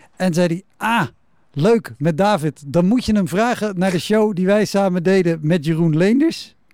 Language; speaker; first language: Dutch; native; Dutch